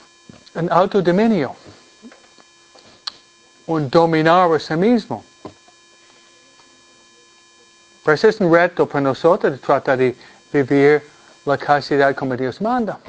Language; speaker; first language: Spanish; non-native, fluent; English